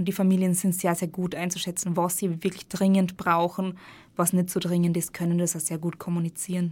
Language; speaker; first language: German; native; German